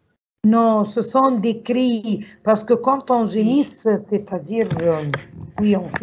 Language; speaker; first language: French; non-native, learner; Arabic